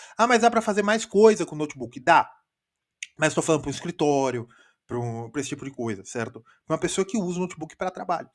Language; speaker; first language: Portuguese; native; Portuguese